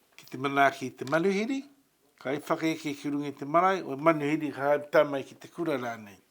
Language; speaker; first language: Māori; native; Māori